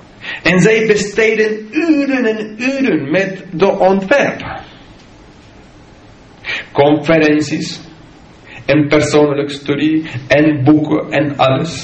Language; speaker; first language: Dutch; non-native, fluent; English